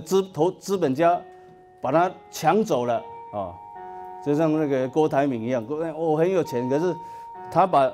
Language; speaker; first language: Chinese; native; Chinese